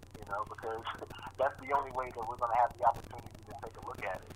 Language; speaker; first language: English; native; English